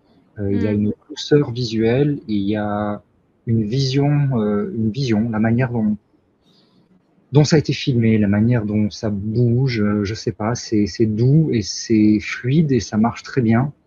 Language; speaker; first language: French; native; French